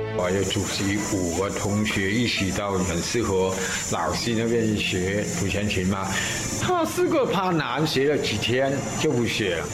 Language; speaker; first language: Chinese; native; Chinese